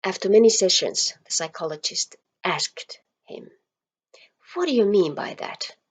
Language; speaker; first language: English; non-native, fluent; Finnish